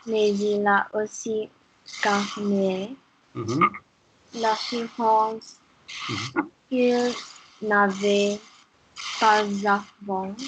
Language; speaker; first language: French; non-native, learner; English